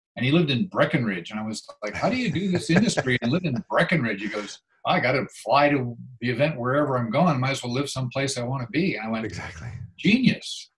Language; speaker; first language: English; native; English